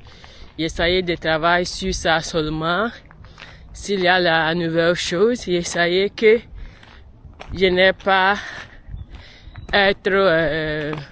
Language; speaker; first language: French; non-native, learner; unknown